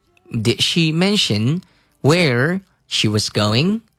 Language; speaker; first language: English; non-native, fluent; Chinese